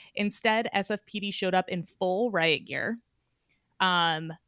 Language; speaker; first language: English; native; English